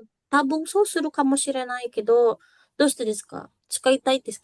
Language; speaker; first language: Japanese; non-native, fluent; Indonesian